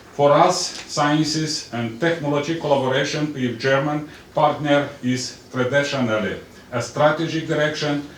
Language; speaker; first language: English; non-native, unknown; Romanian